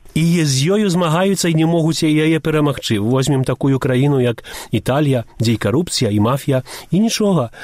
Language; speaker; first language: Belarusian; early bilingual, heritage; Belarusian